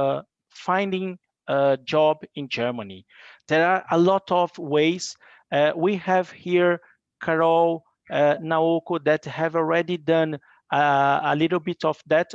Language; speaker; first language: English; non-native, fluent; Portuguese